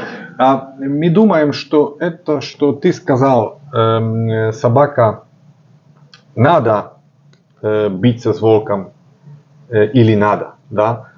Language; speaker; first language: Russian; non-native, learner; Slovak